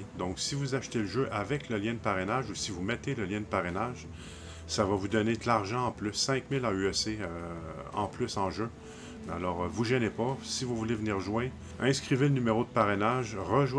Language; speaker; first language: French; native; French